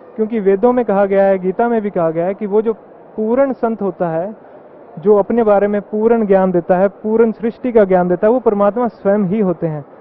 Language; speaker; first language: Hindi; native; Hindi